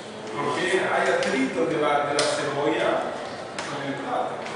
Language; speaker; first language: Spanish; non-native, fluent; Portuguese